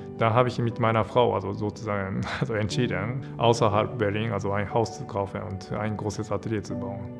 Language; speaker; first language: German; non-native, fluent; Japanese